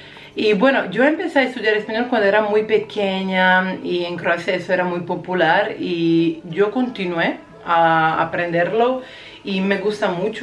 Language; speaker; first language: Spanish; non-native, fluent; Croatian